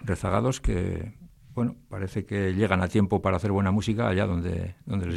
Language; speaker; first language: Spanish; native; Spanish